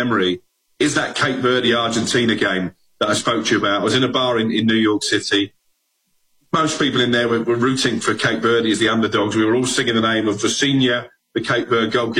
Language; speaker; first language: English; native; English